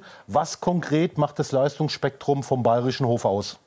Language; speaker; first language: German; native; German